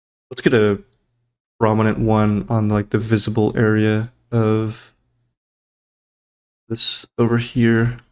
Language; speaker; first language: English; native; English